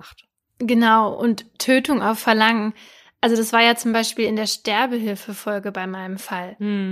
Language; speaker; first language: German; native; German